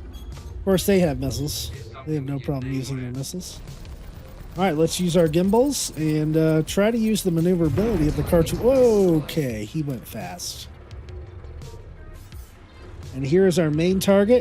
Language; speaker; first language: English; native; English